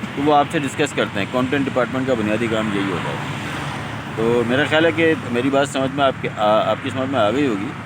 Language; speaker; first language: Urdu; non-native, local second language; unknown